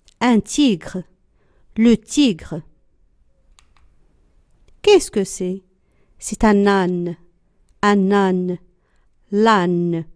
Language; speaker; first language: French; non-native, local second language; Arabic